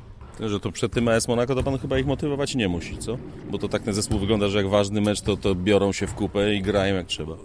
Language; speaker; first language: Polish; native; Polish